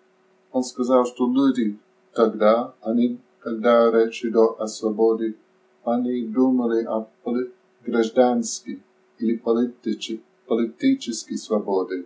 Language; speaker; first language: Russian; non-native, fluent; English